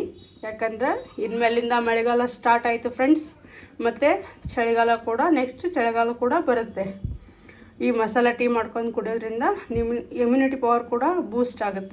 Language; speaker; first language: Kannada; native; Kannada